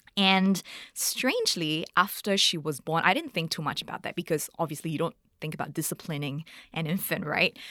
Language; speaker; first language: English; native; English